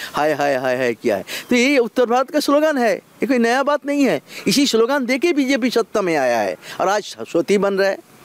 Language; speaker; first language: Hindi; non-native, local second language; Bangla